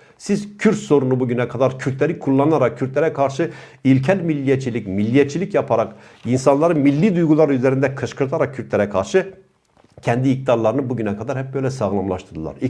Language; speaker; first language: Turkish; non-native, local second language; Kurdish